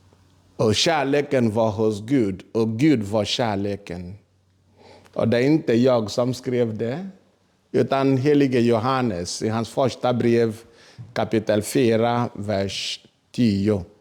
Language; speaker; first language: Swedish; non-native, fluent; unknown